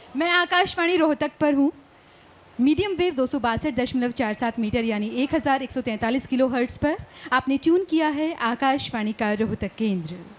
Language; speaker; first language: Hindi; native; Hindi